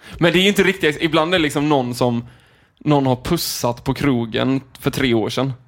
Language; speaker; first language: Swedish; native; Swedish